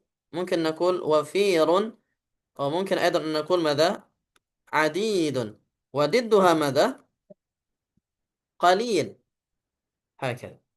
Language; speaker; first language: Arabic; non-native, fluent; Indonesian